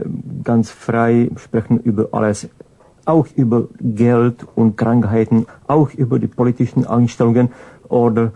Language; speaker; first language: German; non-native, fluent; Czech